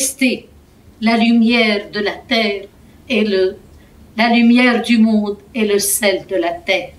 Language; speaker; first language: French; non-native, fluent; Arabic